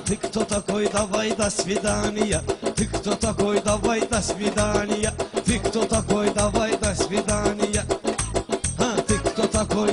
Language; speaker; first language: Russian; non-native, learner; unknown